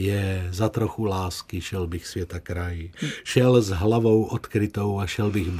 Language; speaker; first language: Czech; native; Czech